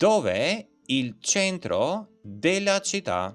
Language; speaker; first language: Italian; non-native, fluent; Albanian